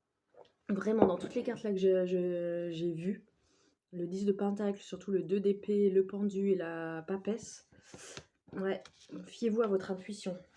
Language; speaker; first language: French; native; French